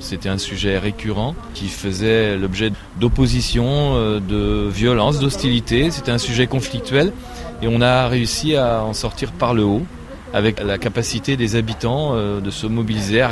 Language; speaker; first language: French; native; French